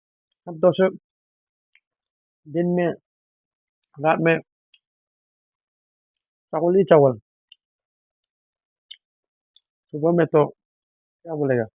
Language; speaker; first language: Hindi; non-native, local second language; Manipuri